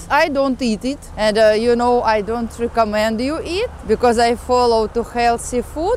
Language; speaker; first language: English; non-native, fluent; Russian